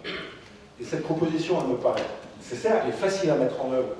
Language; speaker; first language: French; native; French